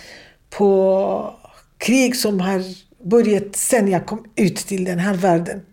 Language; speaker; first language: Swedish; non-native, fluent; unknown